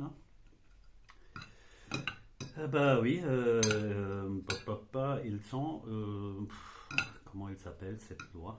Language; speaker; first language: French; non-native, fluent; German